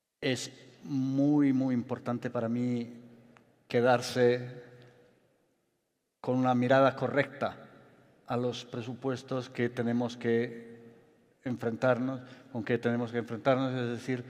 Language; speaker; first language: Spanish; non-native, fluent; Italian